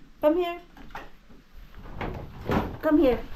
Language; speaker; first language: English; non-native, learner; Filipino